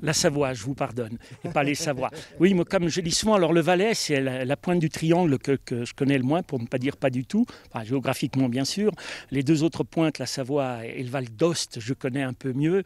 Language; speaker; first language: French; native; French